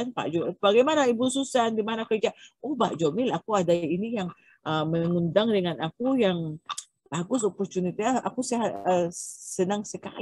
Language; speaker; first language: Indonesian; non-native, learner; Filipino